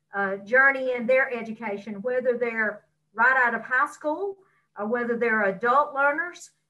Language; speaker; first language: English; native; English